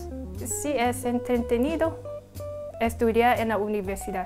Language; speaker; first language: Spanish; non-native, learner; Cantonese